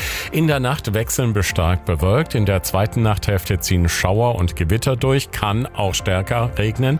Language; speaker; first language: German; native; German